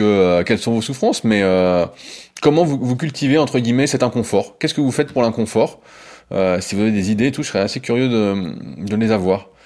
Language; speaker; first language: French; native; French